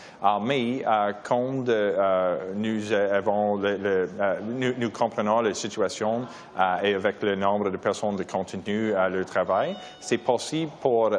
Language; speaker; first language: French; non-native, learner; English